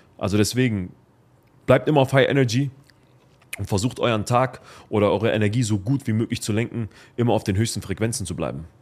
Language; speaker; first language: German; early bilingual, other home language; Arabic